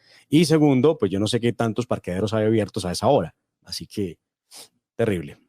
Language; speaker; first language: Spanish; native; Spanish